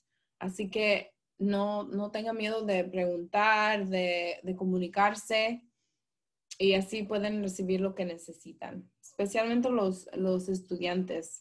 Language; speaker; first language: Spanish; early bilingual, heritage; Spanish